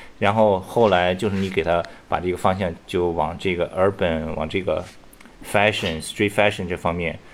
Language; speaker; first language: Chinese; native; Chinese